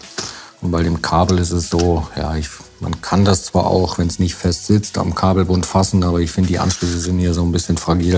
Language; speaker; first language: German; native; German